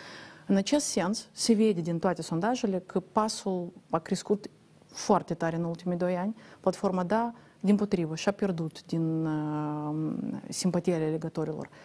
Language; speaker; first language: Romanian; native; Romanian